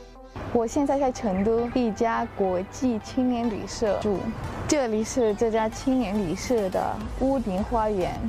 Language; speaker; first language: Chinese; non-native, fluent; Spanish